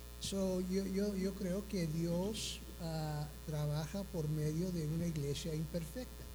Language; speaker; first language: Spanish; early bilingual, heritage; Spanish